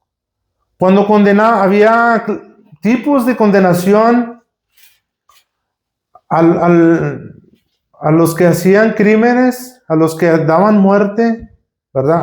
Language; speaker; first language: Spanish; native; Spanish